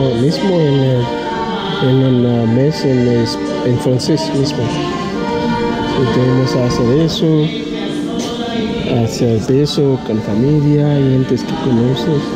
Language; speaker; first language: Spanish; non-native, learner; Haitian Creole